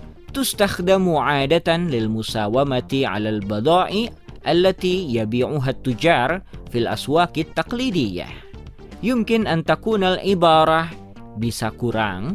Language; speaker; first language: Arabic; non-native, fluent; Indonesian